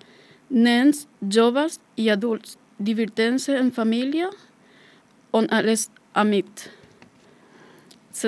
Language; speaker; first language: Catalan; non-native, learner; Spanish